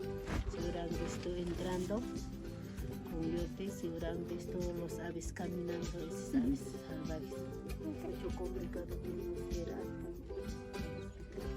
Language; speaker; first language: Spanish; non-native, local second language; Aymara